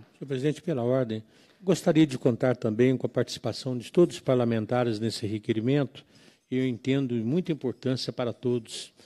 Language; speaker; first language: Portuguese; native; Portuguese